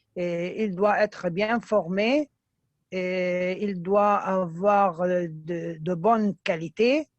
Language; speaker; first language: French; non-native, fluent; Arabic